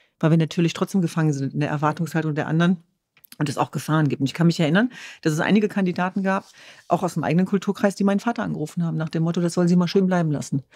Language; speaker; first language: German; early bilingual, other home language; Kurdish